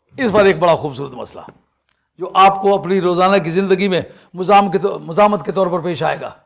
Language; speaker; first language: Urdu; non-native, local second language; Punjabi